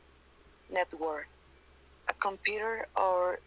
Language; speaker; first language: English; non-native, learner; Spanish